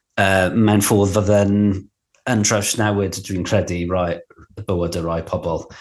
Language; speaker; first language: Welsh; non-native, local second language; English